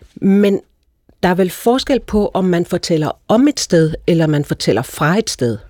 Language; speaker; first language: Danish; native; Danish